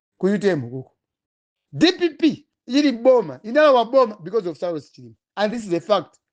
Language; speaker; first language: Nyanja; non-native, local second language; Tumbuka